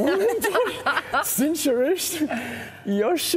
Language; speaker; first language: Albanian; non-native, learner; English